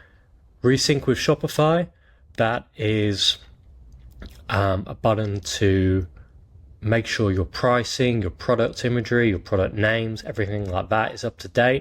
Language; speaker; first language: English; native; English